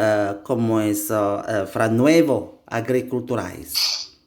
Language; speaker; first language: Portuguese; non-native, learner; Indonesian